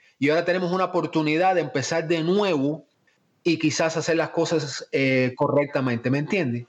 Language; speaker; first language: Spanish; early bilingual, heritage; Spanish